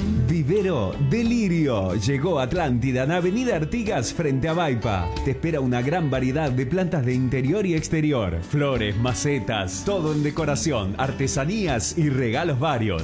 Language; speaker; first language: Spanish; native; Spanish